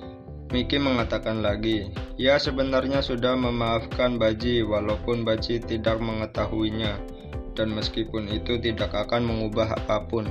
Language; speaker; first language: Indonesian; native; Indonesian